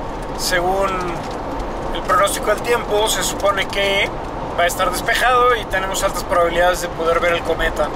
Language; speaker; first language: Spanish; native; Spanish